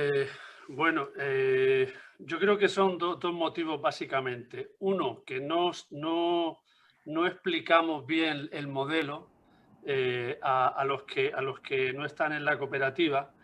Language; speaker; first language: Spanish; native; Spanish